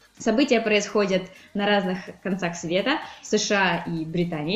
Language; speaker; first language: Russian; native; Russian